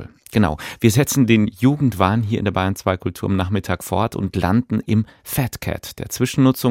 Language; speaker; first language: German; native; German